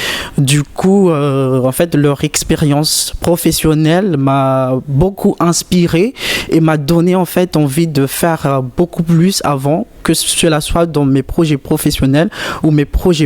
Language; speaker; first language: French; native; French